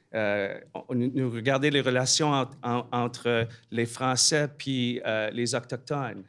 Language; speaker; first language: French; non-native, local second language; English